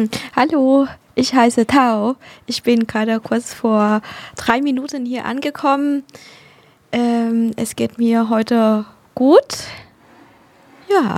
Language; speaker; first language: German; non-native, fluent; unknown